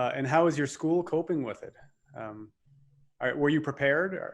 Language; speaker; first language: English; native; English